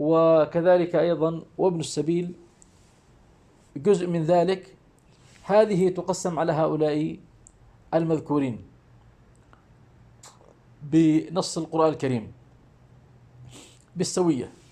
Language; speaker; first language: Arabic; native; Arabic